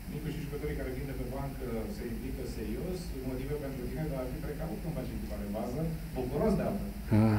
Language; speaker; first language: Romanian; native; Romanian